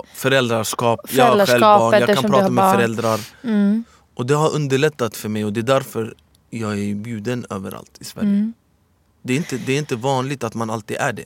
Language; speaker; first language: Swedish; early bilingual, other home language; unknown